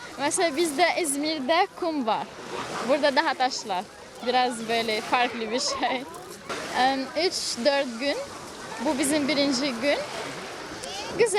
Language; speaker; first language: Turkish; non-native, learner; Arabic